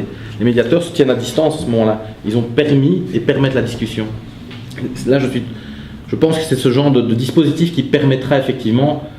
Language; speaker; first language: French; native; French